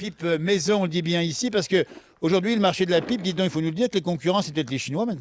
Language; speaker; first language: French; native; French